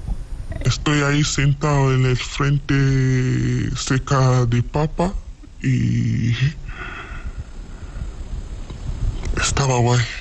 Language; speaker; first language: Spanish; non-native, learner; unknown